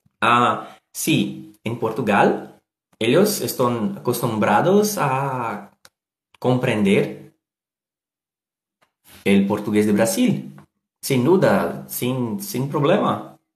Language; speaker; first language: Spanish; non-native, learner; Portuguese